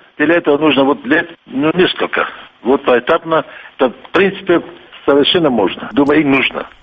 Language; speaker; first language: Russian; non-native, local second language; Kurdish